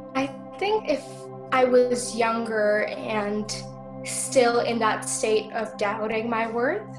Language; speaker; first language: English; native; English